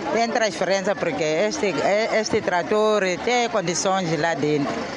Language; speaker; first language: Portuguese; non-native, local second language; Tsonga